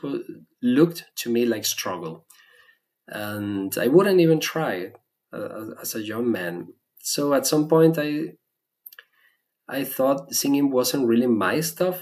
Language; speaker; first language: English; non-native, fluent; Spanish